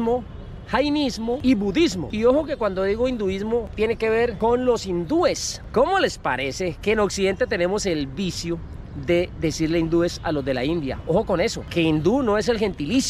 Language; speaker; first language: Spanish; native; Spanish